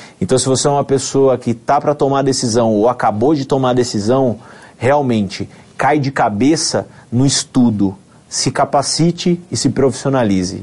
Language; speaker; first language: Portuguese; native; Portuguese